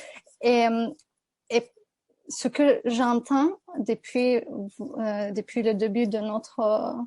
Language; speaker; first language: French; non-native, fluent; Turkish